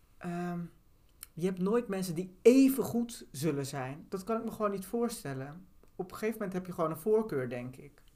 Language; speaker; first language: Dutch; early bilingual, other home language; Turkish